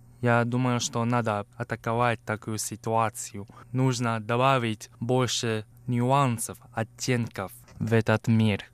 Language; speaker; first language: Russian; non-native, fluent; Chinese